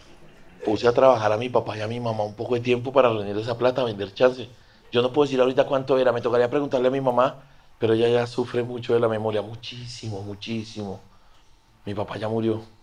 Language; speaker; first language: Spanish; native; Spanish